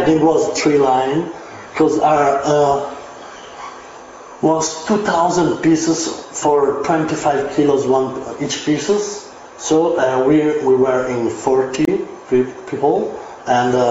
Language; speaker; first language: English; non-native, learner; Italian